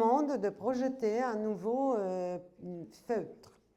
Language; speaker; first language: French; non-native, fluent; Italian